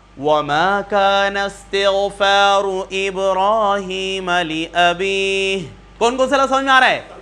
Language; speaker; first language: Urdu; native; Urdu